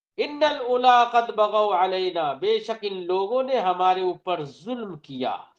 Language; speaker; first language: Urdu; native; Urdu